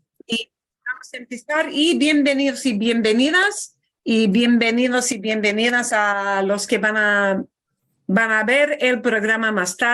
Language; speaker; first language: Spanish; non-native, fluent; English